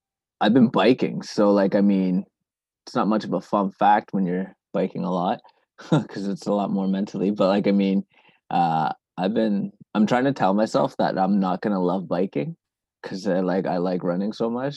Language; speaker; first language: English; native; English